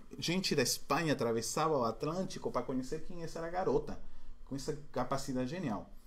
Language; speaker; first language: Portuguese; non-native, fluent; Spanish